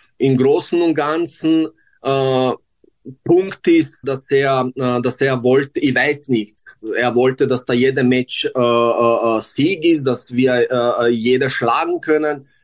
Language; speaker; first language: German; non-native, learner; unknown